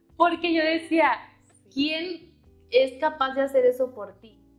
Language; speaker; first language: Spanish; native; Spanish